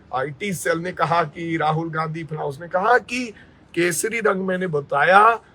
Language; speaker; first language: Hindi; non-native, local second language; Punjabi